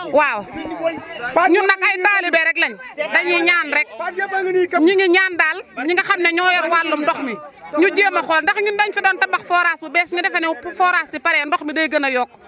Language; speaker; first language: Wolof; native; Wolof